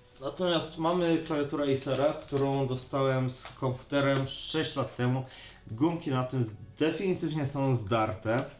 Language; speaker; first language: Polish; native; Polish